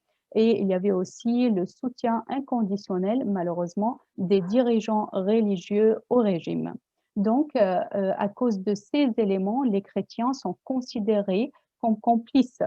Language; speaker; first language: French; non-native, fluent; Arabic